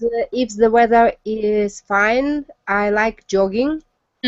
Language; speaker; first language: English; non-native, learner; Russian